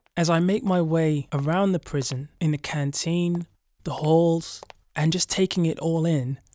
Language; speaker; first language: English; native; English